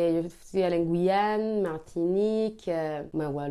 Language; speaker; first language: French; non-native, learner; Spanish